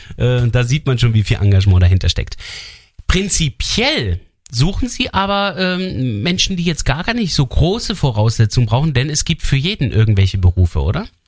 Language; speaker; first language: German; native; German